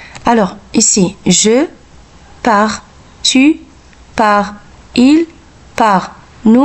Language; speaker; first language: French; non-native, local second language; Arabic